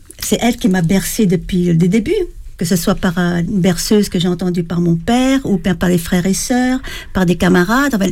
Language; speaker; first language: French; early bilingual, other home language; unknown